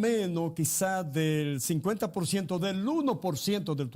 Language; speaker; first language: Spanish; native; Spanish